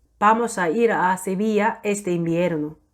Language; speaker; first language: Spanish; non-native, fluent; Korean